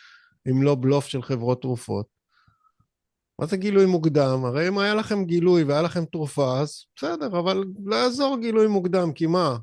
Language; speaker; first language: Hebrew; native; Hebrew